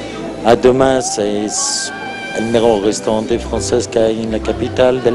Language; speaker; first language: Spanish; non-native, fluent; French